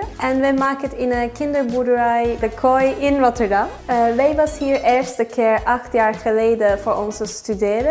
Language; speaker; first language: Dutch; non-native, learner; Turkish